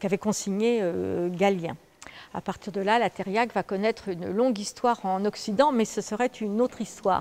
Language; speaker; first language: French; native; French